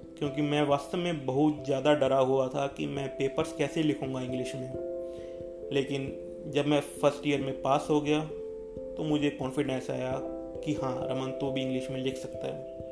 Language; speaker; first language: Hindi; native; Hindi